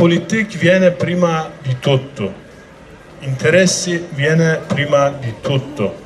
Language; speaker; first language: Italian; non-native, learner; Kurdish